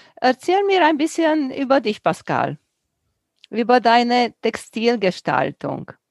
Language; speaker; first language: German; non-native, fluent; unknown